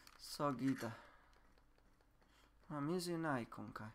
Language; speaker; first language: Japanese; non-native, learner; English